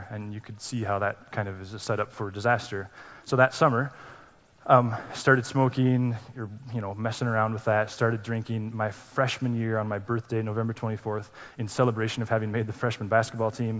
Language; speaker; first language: English; native; English